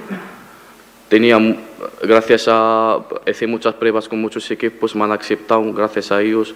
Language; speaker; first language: Spanish; non-native, fluent; Arabic